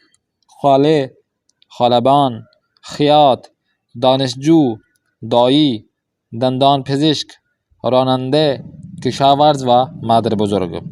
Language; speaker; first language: Persian; non-native, fluent; Urdu